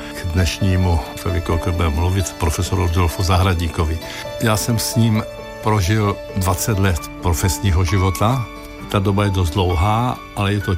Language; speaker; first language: Czech; native; Czech